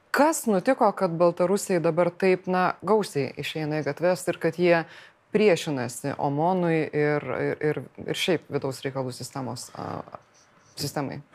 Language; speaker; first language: Lithuanian; native; Lithuanian